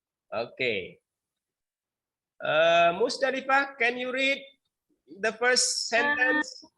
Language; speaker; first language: English; non-native, learner; Indonesian